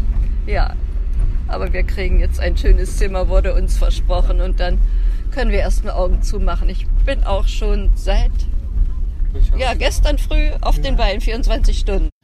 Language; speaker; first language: German; native; German